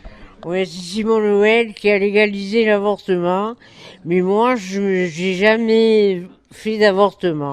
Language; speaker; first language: French; native; French